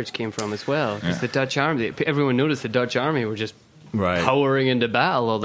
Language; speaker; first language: English; native; English